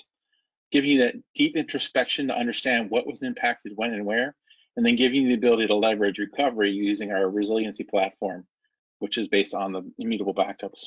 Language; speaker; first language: English; native; English